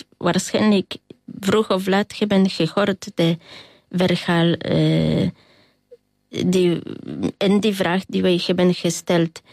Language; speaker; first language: Dutch; non-native, learner; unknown